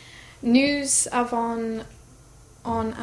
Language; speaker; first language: French; non-native, learner; English